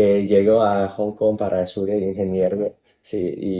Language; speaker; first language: Spanish; non-native, fluent; Cantonese